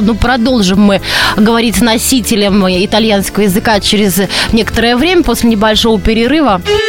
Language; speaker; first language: Russian; native; Russian